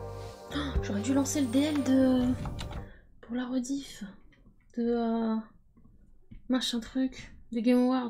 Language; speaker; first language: French; native; French